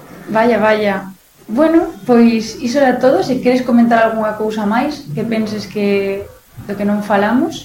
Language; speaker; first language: Galician; native; Galician